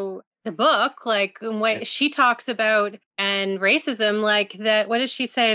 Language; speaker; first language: English; native; English